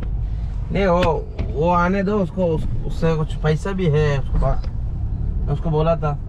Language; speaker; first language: Hindi; non-native, local second language; Malayalam